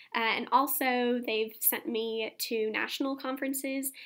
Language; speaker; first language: English; native; English